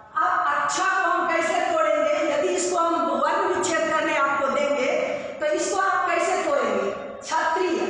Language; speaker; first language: Hindi; native; Hindi